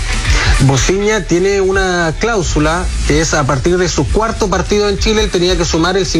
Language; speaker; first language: Spanish; native; Spanish